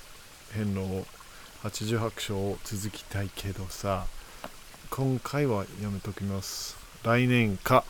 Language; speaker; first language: Japanese; non-native, fluent; English